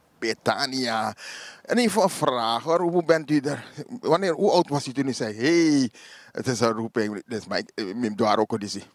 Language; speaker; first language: Dutch; native; Dutch